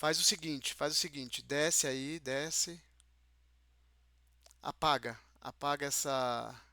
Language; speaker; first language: Portuguese; native; Portuguese